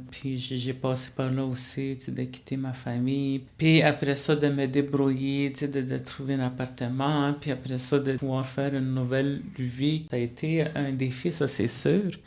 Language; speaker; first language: French; non-native, local second language; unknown